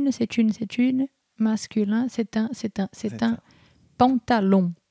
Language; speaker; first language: French; non-native, learner; Portuguese